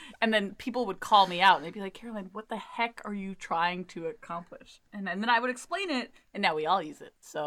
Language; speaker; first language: English; native; English